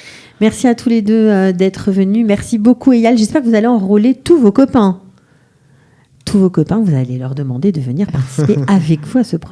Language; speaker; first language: French; native; French